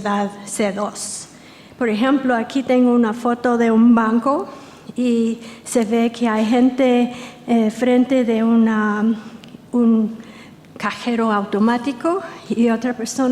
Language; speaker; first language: Spanish; non-native, fluent; English